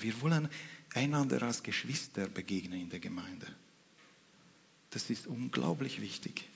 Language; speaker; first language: German; non-native, fluent; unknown